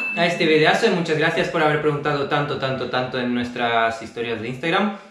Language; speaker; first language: Spanish; early bilingual, other home language; Russian